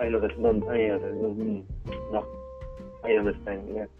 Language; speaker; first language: English; non-native, learner; Spanish